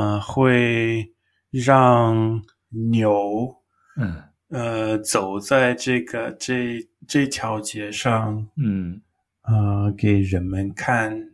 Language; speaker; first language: Chinese; non-native, learner; English